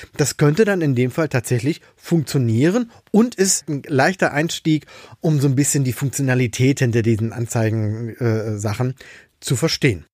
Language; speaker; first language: German; native; German